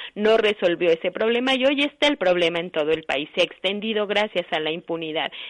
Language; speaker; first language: Spanish; native; Spanish